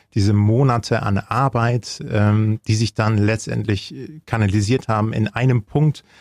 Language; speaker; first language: German; native; German